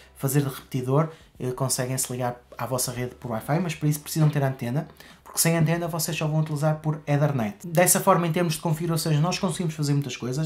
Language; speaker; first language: Portuguese; native; Portuguese